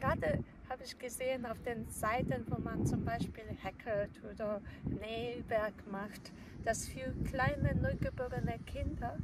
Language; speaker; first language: German; non-native, fluent; Polish